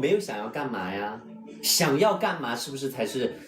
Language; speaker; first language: Chinese; native; Chinese